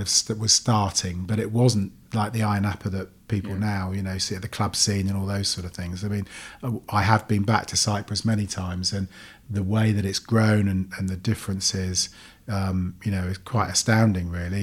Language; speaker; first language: English; native; English